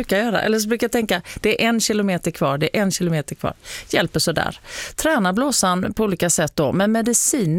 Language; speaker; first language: Swedish; native; Swedish